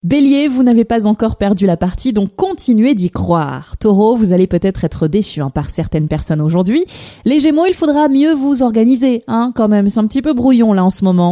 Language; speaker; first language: French; native; French